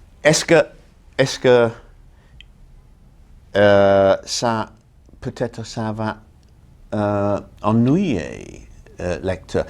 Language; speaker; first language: French; non-native, fluent; English